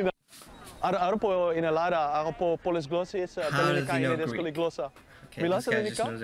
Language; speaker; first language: Greek; non-native, learner; Dutch